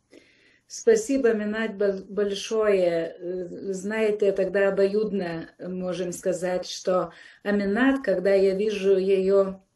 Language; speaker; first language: Russian; non-native, fluent; Lithuanian